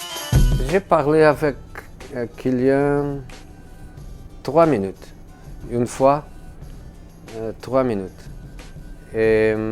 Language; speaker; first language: French; non-native, fluent; Portuguese